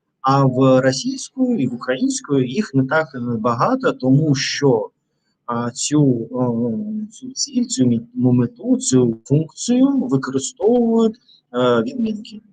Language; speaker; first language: Ukrainian; non-native, learner; Russian